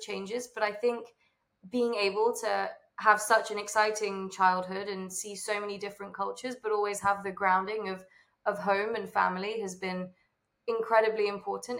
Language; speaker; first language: English; native; English